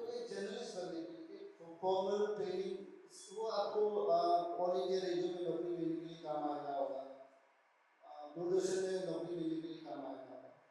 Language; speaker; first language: Hindi; non-native, local second language; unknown